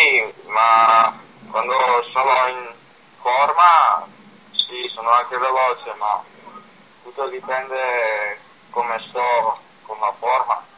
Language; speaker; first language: Italian; non-native, learner; Slovak